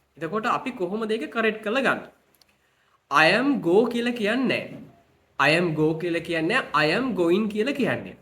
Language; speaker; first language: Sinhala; native; Sinhala